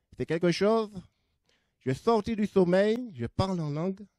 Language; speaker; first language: French; native; French